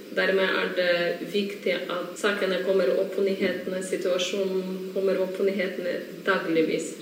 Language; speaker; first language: Norwegian; non-native, fluent; Ukrainian